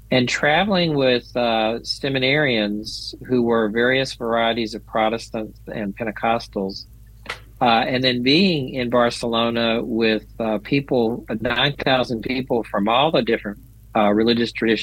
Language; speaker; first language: English; native; English